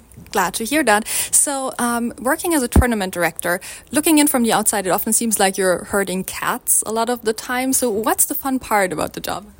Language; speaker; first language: English; non-native, fluent; German